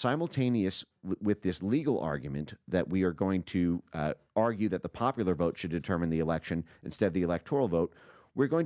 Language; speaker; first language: English; native; English